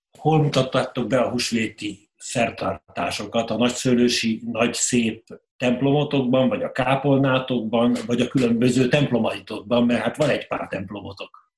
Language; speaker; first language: Hungarian; native; Hungarian